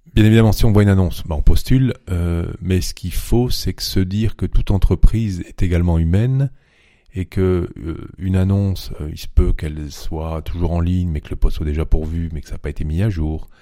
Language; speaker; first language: French; native; French